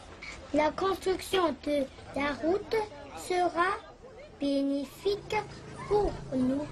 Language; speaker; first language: French; non-native, local second language; Malagasy